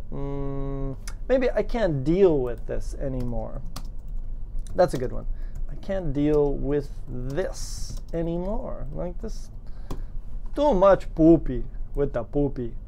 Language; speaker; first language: English; native; English